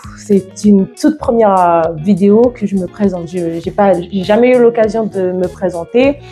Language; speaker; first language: French; non-native, fluent; Yoruba